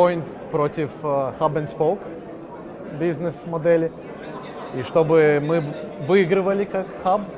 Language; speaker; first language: Russian; non-native, local second language; Latvian